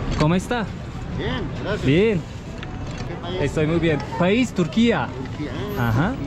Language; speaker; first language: Spanish; non-native, learner; Turkish